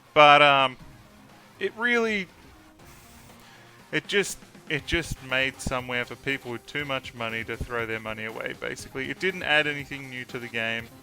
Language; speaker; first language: English; native; English